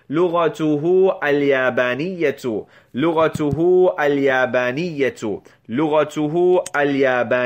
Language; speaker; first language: Arabic; non-native, fluent; English